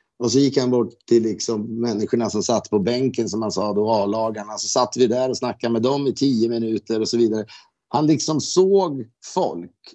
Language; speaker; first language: Swedish; native; Swedish